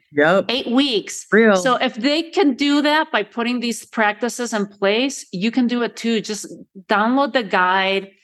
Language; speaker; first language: English; early bilingual, other home language; Spanish